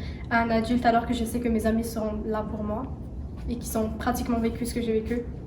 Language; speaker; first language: French; non-native, local second language; Arabic